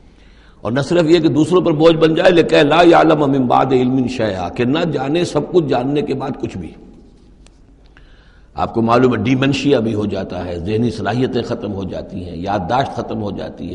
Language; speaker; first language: Urdu; native; Urdu